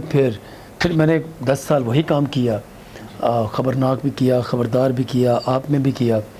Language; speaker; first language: Urdu; native; Urdu